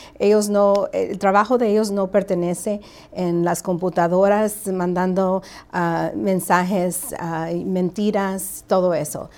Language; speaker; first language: Spanish; early bilingual, heritage; Spanish